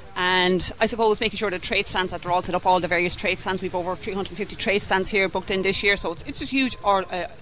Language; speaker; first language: English; native; English